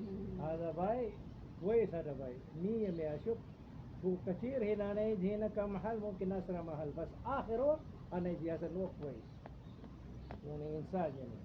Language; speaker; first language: Arabic; non-native, learner; Filipino